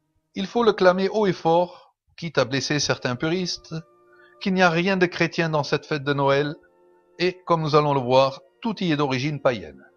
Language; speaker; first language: French; native; French